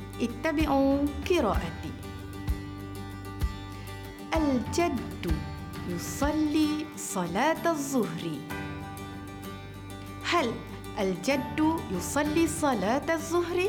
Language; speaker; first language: Arabic; non-native, fluent; Malay